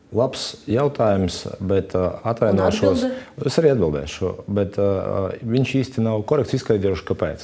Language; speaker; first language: Latvian; native; Latvian